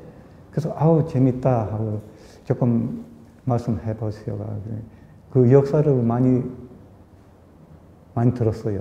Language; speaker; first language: Korean; early bilingual, heritage; Korean